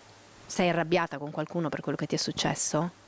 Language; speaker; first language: Italian; native; Italian